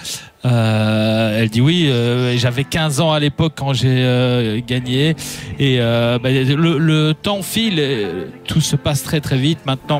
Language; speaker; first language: French; native; French